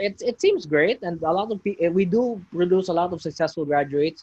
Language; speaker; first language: English; non-native, local second language; Cebuano